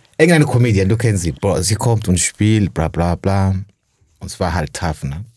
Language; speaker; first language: German; non-native, fluent; Rundi